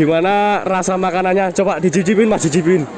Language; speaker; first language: Indonesian; native; Indonesian